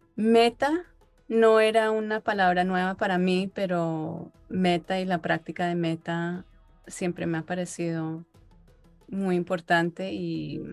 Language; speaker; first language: Spanish; early bilingual, heritage; Spanish